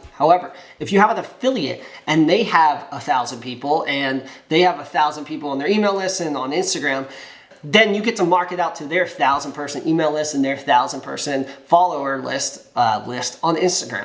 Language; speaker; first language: English; native; English